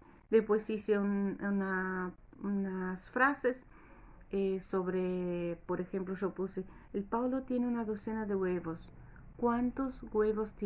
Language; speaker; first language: Spanish; non-native, fluent; Portuguese